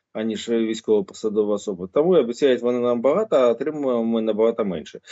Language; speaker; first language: Ukrainian; native; Ukrainian